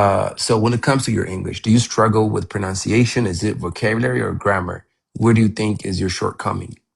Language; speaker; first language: English; non-native, fluent; Amharic